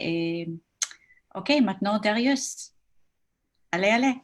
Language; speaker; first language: French; non-native, learner; English